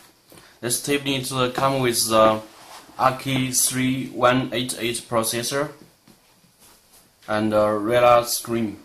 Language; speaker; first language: English; non-native, learner; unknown